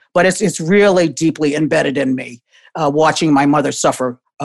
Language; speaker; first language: English; native; English